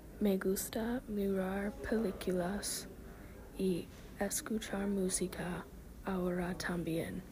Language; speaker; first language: Spanish; non-native, learner; English